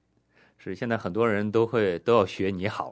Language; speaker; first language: Chinese; native; Chinese